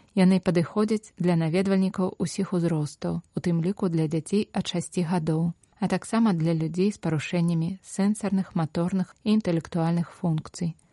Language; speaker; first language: Belarusian; native; Belarusian